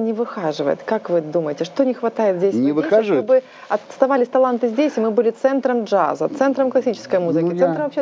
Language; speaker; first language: Russian; native; Russian